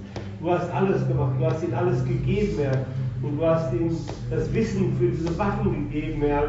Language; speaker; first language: German; native; German